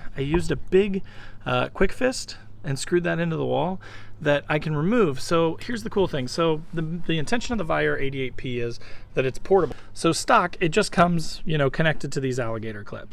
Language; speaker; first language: English; native; English